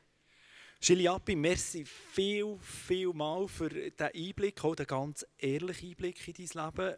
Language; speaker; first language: German; native; German